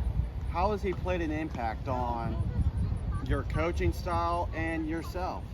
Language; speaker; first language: English; native; English